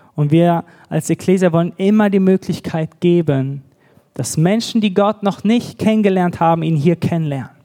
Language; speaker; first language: German; native; German